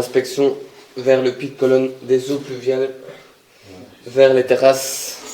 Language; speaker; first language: French; native; French